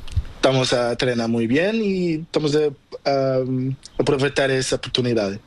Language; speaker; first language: Spanish; non-native, learner; Portuguese